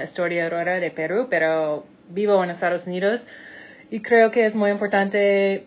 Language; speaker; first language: Spanish; non-native, fluent; English